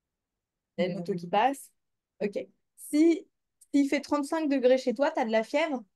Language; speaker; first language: French; native; French